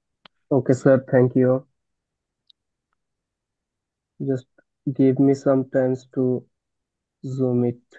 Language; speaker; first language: English; non-native, learner; Bangla